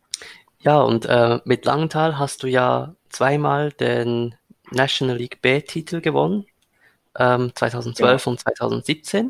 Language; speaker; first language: German; native; German